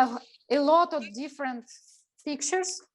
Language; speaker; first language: English; non-native, learner; Russian